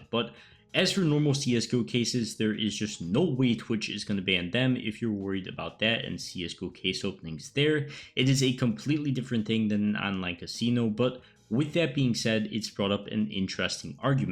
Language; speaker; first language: English; native; English